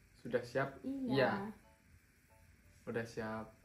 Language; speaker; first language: Indonesian; native; Indonesian